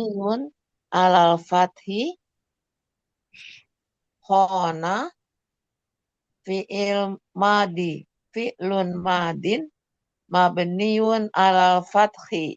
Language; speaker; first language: Arabic; non-native, learner; Indonesian